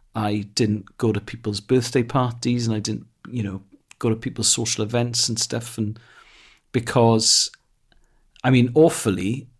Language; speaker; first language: English; non-native, local second language; Welsh